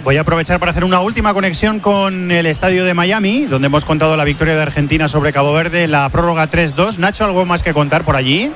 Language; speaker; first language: Spanish; native; Spanish